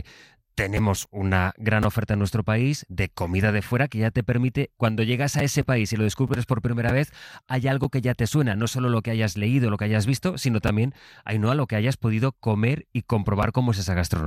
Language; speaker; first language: Spanish; native; Spanish